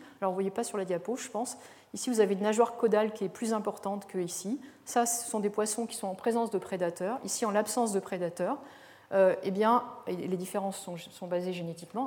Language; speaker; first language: French; native; French